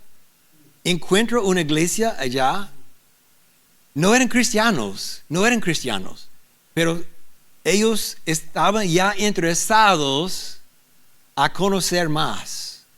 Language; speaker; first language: Spanish; non-native, learner; English